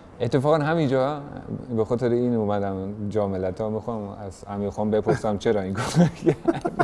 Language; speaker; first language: Persian; early bilingual, heritage; German